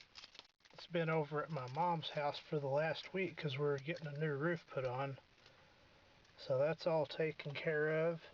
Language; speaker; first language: English; native; English